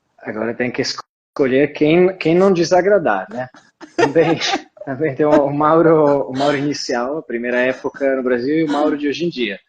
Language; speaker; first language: Portuguese; non-native, fluent; Italian